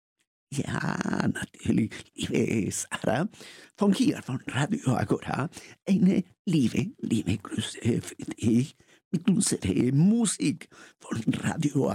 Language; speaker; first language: German; non-native, learner; Spanish